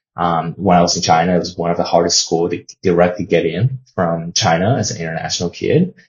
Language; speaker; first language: English; non-native, fluent; Chinese